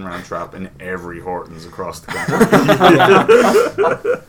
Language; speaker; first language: English; native; English